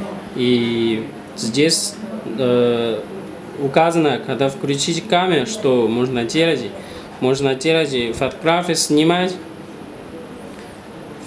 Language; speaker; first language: Russian; non-native, learner; Chinese